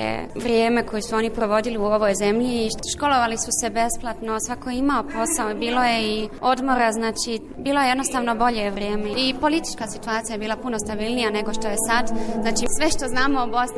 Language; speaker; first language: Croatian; early bilingual, heritage; Bosnian